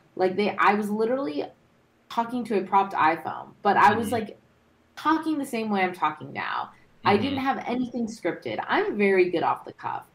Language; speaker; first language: English; native; English